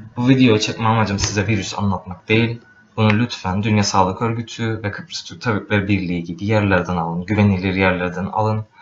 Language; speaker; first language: Turkish; native; Turkish